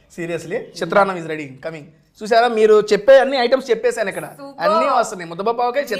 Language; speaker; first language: Telugu; native; Telugu